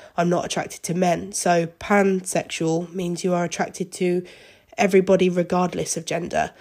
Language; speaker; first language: English; native; English